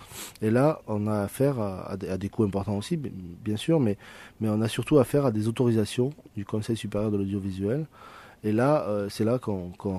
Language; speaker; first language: French; native; French